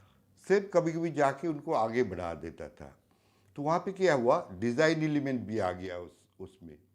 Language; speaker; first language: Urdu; non-native, local second language; Bangla